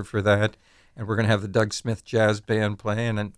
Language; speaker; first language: English; native; English